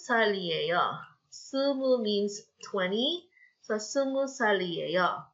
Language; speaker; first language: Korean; non-native, fluent; Filipino